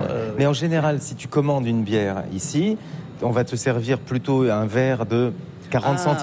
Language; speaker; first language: French; native; French